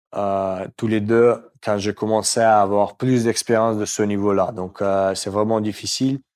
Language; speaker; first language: French; non-native, fluent; Russian